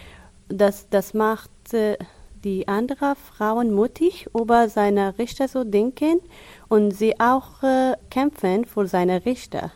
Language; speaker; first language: German; non-native, learner; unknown